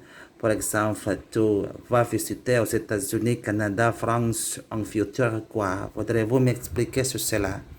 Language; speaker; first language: French; non-native, learner; Indonesian